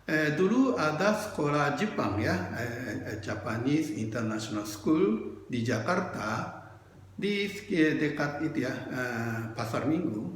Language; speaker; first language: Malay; non-native, fluent; Japanese